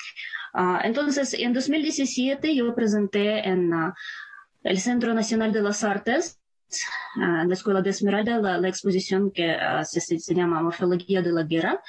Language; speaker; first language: Spanish; non-native, fluent; Ukrainian